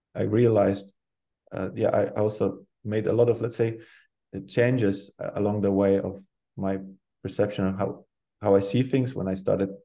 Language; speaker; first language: English; non-native, fluent; Polish